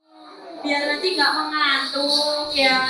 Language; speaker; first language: Indonesian; native; Indonesian